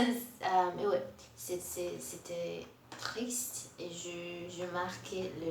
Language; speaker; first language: French; non-native, learner; Portuguese